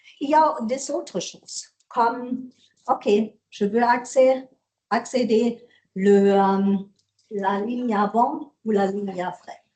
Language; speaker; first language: French; non-native, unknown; German